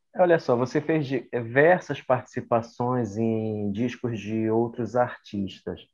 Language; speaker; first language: Portuguese; native; Portuguese